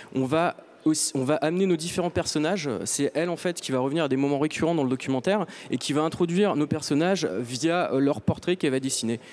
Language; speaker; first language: French; native; French